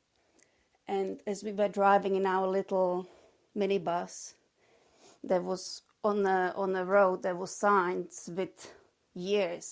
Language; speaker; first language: English; non-native, fluent; Czech